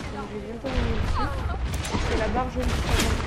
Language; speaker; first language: French; native; French